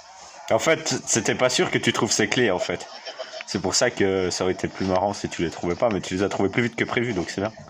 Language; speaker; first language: French; native; French